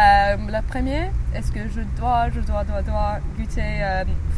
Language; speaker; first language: French; non-native, learner; English